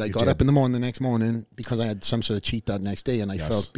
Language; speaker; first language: English; native; English